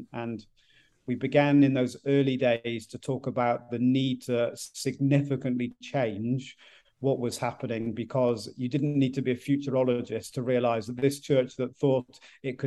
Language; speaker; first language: English; native; English